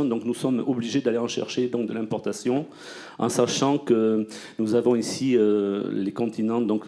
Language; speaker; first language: French; native; French